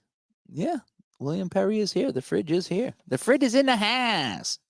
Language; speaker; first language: English; native; English